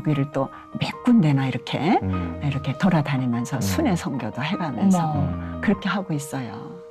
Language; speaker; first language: Korean; native; Korean